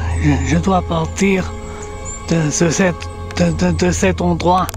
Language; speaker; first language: French; non-native, learner; English